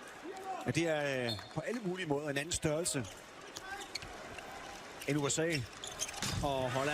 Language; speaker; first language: Danish; native; Danish